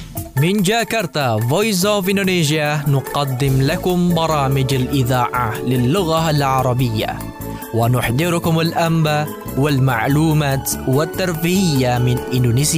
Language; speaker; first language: Arabic; non-native, fluent; Indonesian